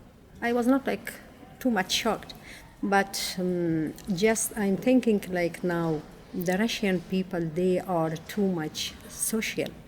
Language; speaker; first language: English; non-native, learner; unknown